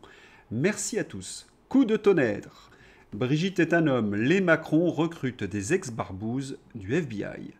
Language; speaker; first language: French; native; French